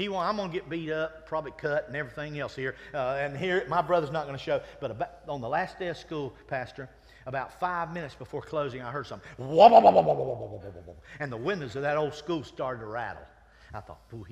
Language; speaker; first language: English; native; English